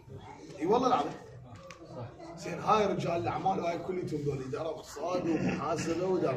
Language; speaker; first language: Arabic; native; Arabic